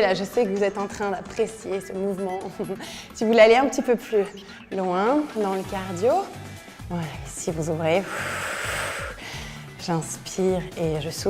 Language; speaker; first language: French; native; French